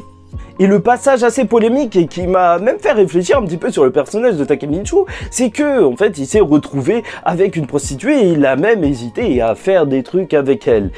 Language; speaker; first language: French; native; French